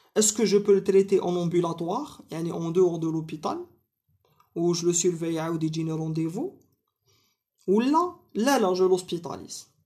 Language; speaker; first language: French; non-native, local second language; Arabic